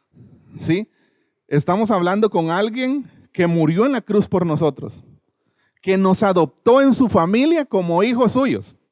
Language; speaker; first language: Spanish; native; Spanish